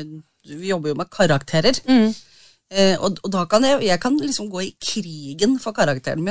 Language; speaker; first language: Norwegian; native; Norwegian